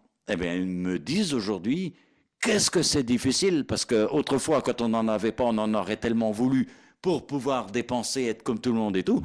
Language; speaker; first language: French; native; French